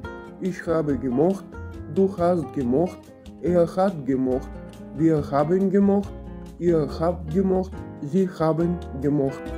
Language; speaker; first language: German; non-native, fluent; Bulgarian